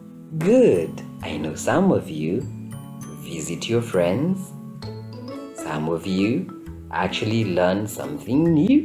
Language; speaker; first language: English; non-native, fluent; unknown